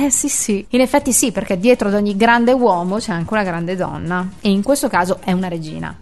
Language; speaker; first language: Italian; native; Italian